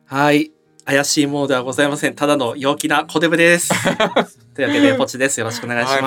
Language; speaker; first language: Japanese; native; Japanese